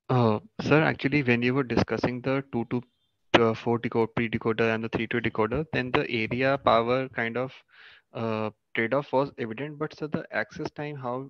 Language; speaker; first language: English; non-native, local second language; Hindi